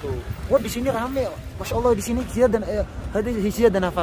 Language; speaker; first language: Arabic; non-native, learner; Indonesian